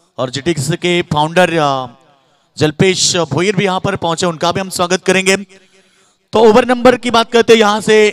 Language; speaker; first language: Hindi; non-native, local second language; Marathi